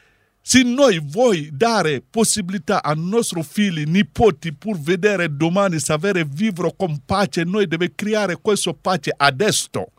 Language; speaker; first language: Italian; non-native, learner; Bambara